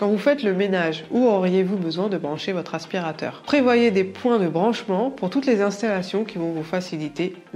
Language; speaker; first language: French; native; French